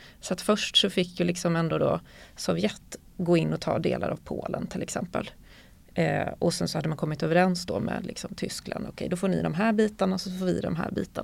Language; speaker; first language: Swedish; native; Swedish